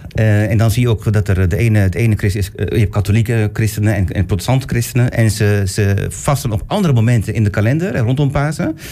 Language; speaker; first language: Dutch; early bilingual, other home language; Turkish